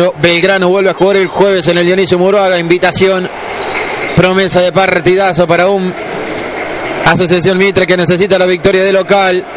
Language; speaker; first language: Spanish; native; Spanish